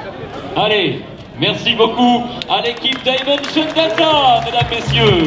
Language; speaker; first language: French; native; French